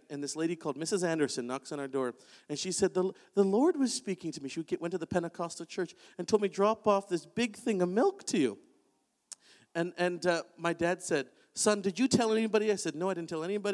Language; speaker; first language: English; native; English